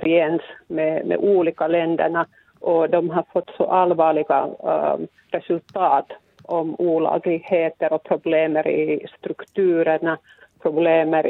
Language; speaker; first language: Swedish; non-native, local second language; Finnish